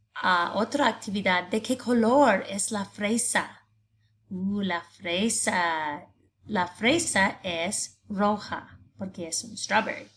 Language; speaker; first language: Spanish; non-native, fluent; English